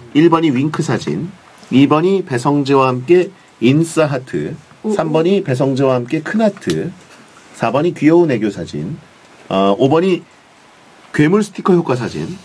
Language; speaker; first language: Korean; native; Korean